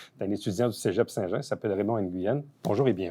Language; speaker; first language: French; native; French